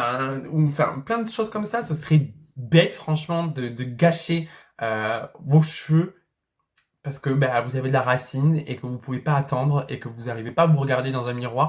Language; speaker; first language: French; native; French